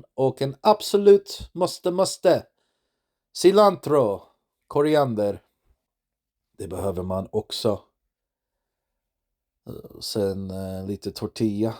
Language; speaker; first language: Swedish; non-native, learner; English